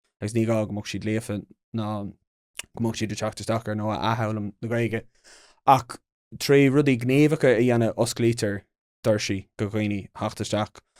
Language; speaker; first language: Irish; non-native, local second language; English